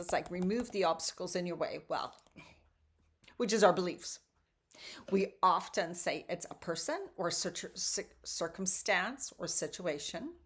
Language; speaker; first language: English; native; English